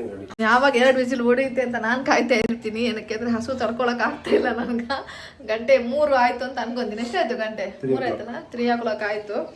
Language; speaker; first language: Kannada; non-native, local second language; Tulu